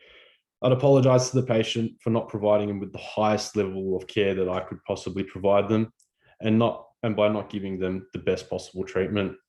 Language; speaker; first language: English; native; English